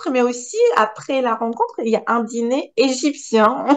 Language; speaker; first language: French; non-native, local second language; Arabic